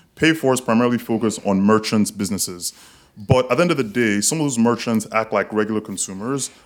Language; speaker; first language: English; non-native, local second language; Yoruba